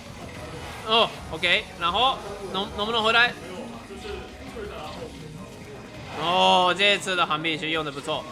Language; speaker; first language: Chinese; non-native, fluent; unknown